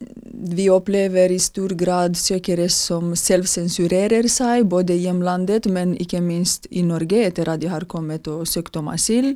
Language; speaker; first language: Norwegian; non-native, fluent; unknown